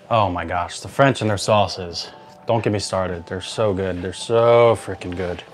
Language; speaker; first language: English; native; English